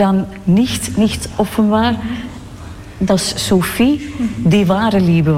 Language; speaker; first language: German; non-native, learner; Dutch